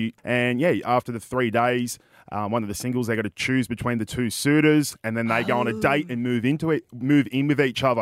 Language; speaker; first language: English; native; English